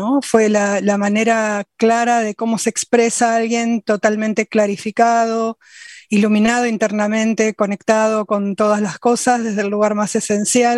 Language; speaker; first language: Spanish; native; Spanish